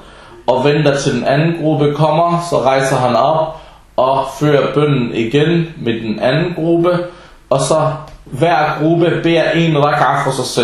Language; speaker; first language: Danish; non-native, fluent; Arabic